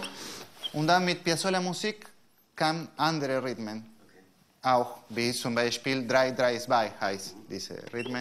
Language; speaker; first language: German; non-native, learner; Spanish